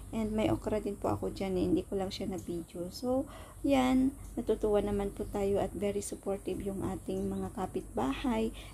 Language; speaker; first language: Filipino; non-native, local second language; Iloko